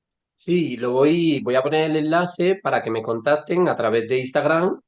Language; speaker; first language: Spanish; native; Spanish